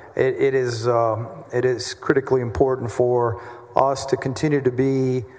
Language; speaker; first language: English; native; English